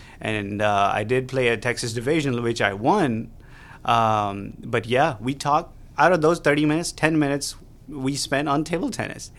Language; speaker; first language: English; non-native, local second language; Urdu